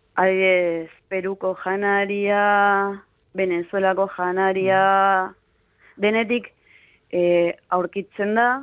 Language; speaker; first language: Basque; non-native, fluent; Spanish